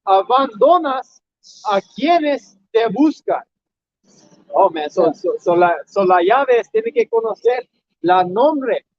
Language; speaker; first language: Spanish; non-native, learner; English